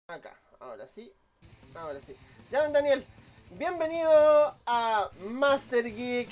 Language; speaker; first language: Spanish; native; Spanish